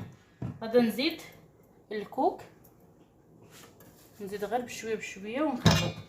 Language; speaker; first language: Arabic; native; Arabic